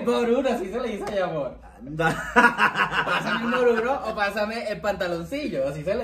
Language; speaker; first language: Spanish; native; Spanish